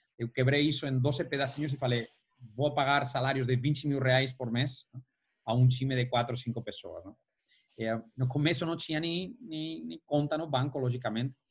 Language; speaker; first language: Portuguese; non-native, fluent; Spanish